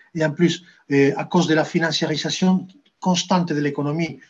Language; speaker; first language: French; non-native, fluent; Spanish